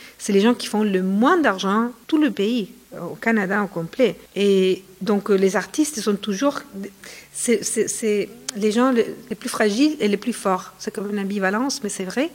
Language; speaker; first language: French; non-native, fluent; Spanish